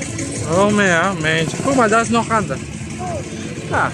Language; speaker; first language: German; non-native, learner; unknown